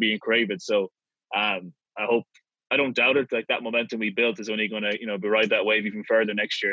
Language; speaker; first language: English; native; English